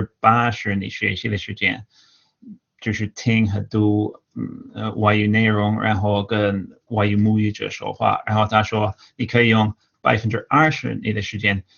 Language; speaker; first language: Chinese; non-native, fluent; English